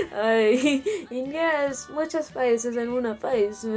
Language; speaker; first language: Spanish; non-native, learner; Telugu